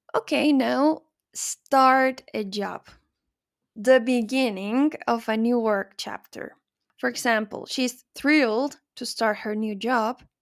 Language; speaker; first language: English; non-native, fluent; Spanish